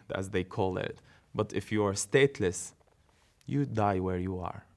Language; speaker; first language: English; non-native, fluent; Arabic